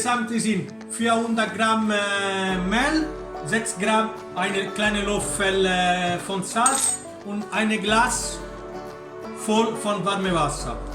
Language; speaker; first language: German; non-native, learner; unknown